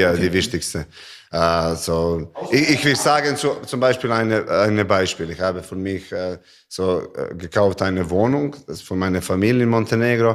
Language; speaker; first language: German; non-native, learner; Serbian